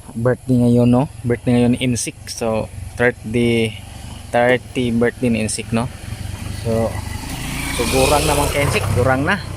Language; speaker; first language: Filipino; non-native, local second language; Cebuano